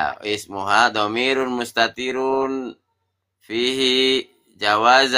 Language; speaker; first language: Arabic; non-native, learner; Sundanese